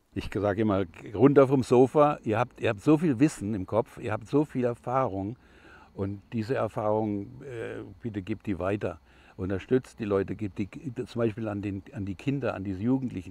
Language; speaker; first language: German; non-native, fluent; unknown